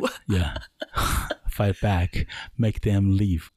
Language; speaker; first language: English; non-native, learner; Chinese